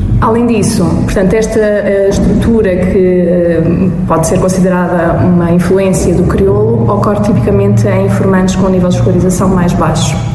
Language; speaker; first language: Portuguese; native; Portuguese